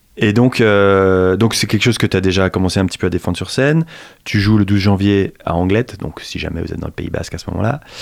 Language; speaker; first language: French; native; French